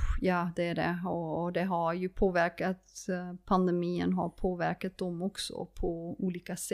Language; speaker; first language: Swedish; non-native, fluent; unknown